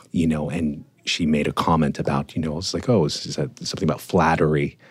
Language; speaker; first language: English; native; English